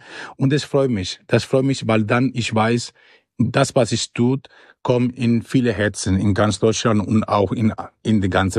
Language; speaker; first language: German; non-native, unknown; Spanish